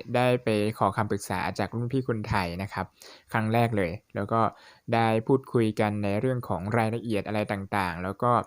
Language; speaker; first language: Thai; native; Thai